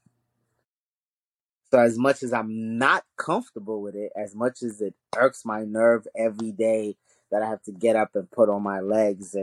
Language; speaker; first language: English; early bilingual, other home language; Haitian Creole